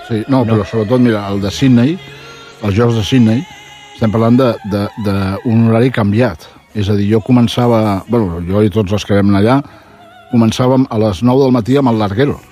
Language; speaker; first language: Catalan; native; Catalan